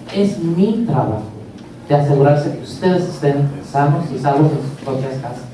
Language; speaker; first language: Spanish; early bilingual, heritage; Spanish